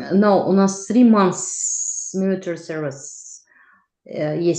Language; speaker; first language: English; non-native, learner; Russian